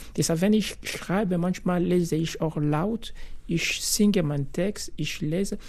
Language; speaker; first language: German; non-native, fluent; Luba-Lulua